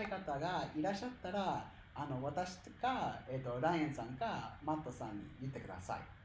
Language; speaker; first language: Japanese; non-native, fluent; English